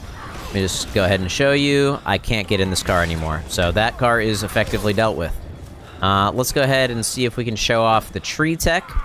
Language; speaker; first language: English; native; English